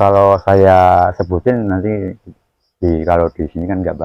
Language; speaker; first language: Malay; non-native, local second language; Javanese